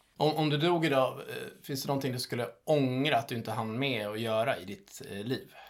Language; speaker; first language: Swedish; native; Swedish